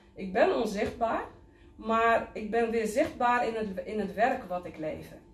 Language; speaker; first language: Dutch; early bilingual, other home language; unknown